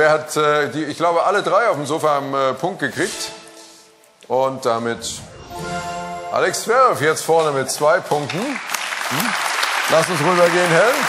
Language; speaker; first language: German; native; German